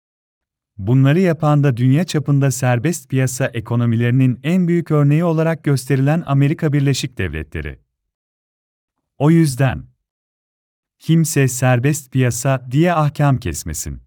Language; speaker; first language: Turkish; native; Turkish